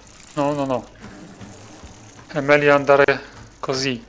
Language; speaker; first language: Italian; non-native, fluent; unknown